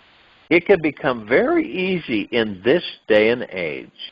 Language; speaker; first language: English; native; English